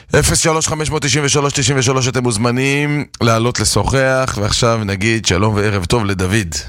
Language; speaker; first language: Hebrew; native; Hebrew